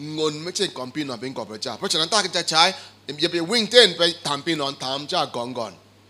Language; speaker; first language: Thai; non-native, fluent; Igbo